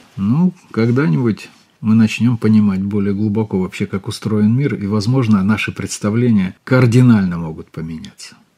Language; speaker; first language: Russian; native; Russian